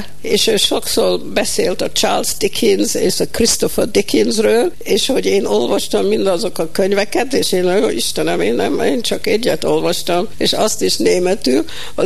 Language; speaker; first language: Hungarian; early bilingual, heritage; Hungarian